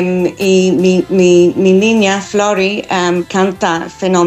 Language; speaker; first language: Spanish; non-native, fluent; English